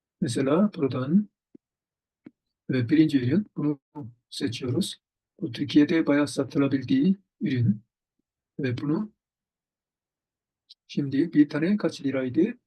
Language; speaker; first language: Turkish; non-native, fluent; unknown